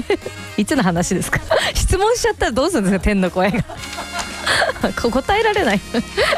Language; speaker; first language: Japanese; native; Japanese